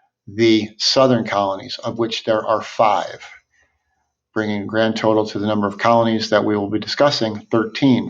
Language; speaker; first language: English; native; English